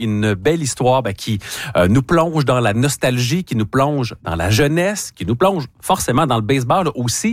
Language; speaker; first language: French; native; French